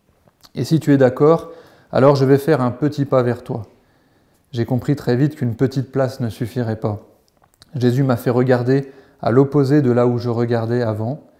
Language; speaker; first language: French; native; French